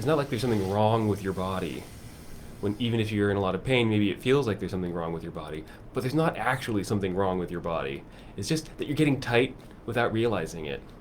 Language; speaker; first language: English; native; English